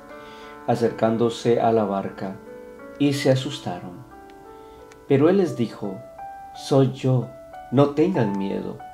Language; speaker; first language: Spanish; native; Spanish